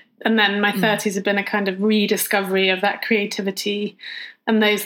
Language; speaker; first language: English; native; English